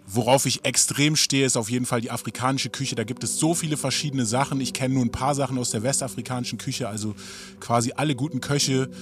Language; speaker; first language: German; native; German